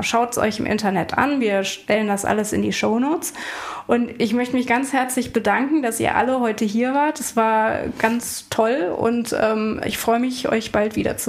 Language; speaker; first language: German; native; German